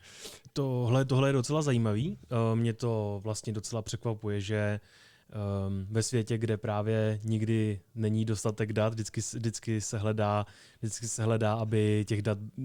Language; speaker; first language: Czech; native; Czech